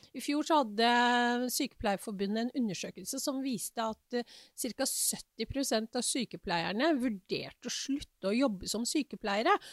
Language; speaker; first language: Norwegian; early bilingual, other home language; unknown